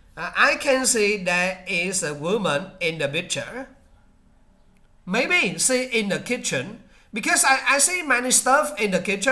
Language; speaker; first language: English; non-native, learner; Vietnamese